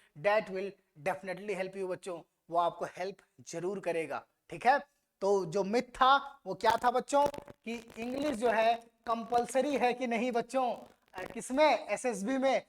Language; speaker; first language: Hindi; native; Hindi